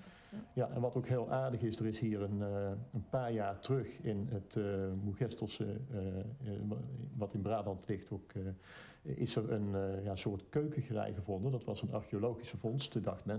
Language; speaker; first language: Dutch; native; Dutch